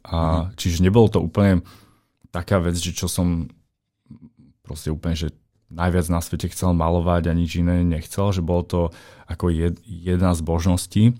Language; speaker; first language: Slovak; native; Slovak